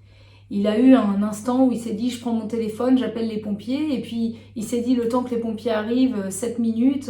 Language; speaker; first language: French; native; French